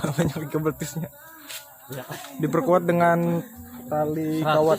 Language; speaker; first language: Indonesian; non-native, local second language; Banjar